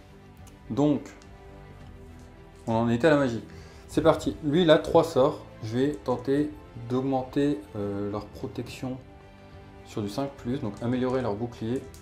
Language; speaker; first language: French; native; French